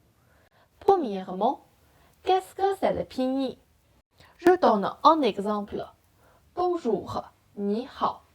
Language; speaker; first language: French; non-native, fluent; Chinese